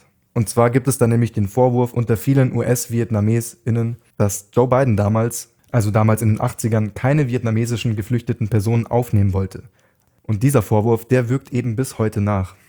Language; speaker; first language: German; native; German